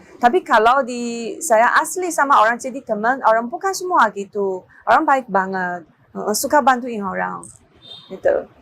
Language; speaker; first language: Indonesian; non-native, learner; Chinese